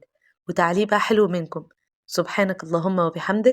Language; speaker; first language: Arabic; native; Arabic